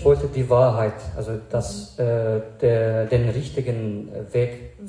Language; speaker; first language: German; non-native, fluent; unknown